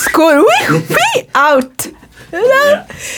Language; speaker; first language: English; non-native, local second language; Meru